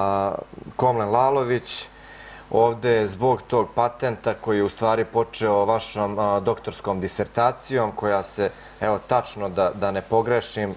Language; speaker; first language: Croatian; native; Croatian